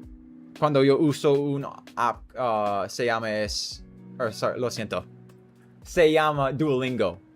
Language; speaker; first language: Spanish; non-native, learner; English